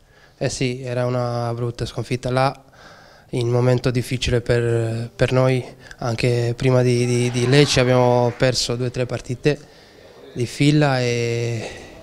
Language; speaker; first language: Italian; non-native, learner; Serbian